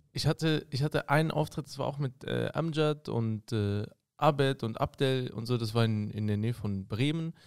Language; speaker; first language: German; early bilingual, other home language; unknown